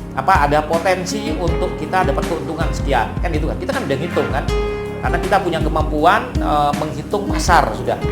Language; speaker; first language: Indonesian; non-native, local second language; Madurese